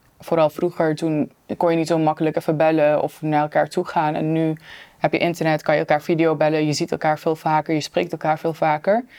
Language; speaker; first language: Dutch; early bilingual, other home language; Turkish